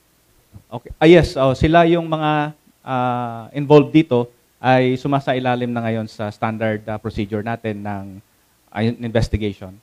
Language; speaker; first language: Filipino; native; Filipino